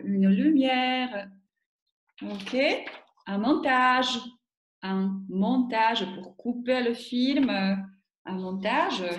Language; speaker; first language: French; non-native, fluent; Slovak